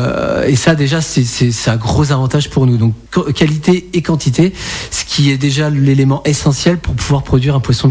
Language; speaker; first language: French; native; French